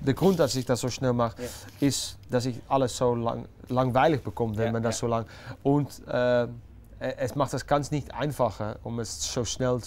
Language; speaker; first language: German; non-native, learner; Dutch